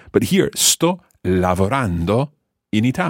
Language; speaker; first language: Italian; non-native, fluent; English